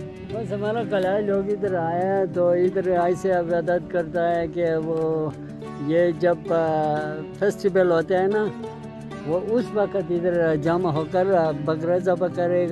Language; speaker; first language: Hindi; non-native, local second language; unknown